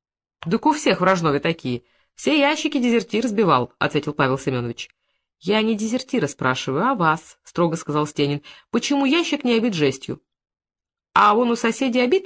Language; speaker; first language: Russian; native; Russian